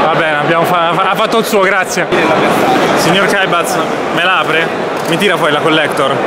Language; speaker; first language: Italian; native; Italian